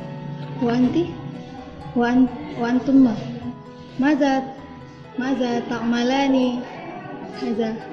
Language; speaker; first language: Arabic; non-native, learner; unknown